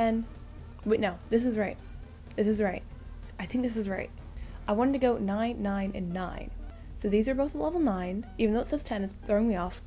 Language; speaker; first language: English; native; English